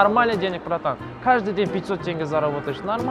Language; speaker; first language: Russian; non-native, local second language; Kazakh